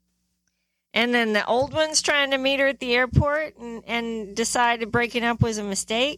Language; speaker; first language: English; native; English